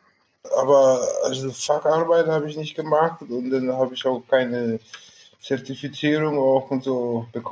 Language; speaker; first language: German; non-native, fluent; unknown